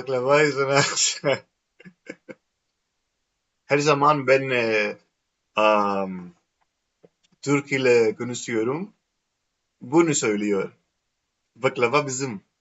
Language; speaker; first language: Turkish; non-native, learner; Greek